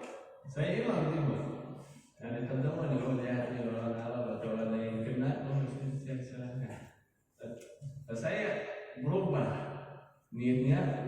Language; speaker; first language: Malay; non-native, learner; Arabic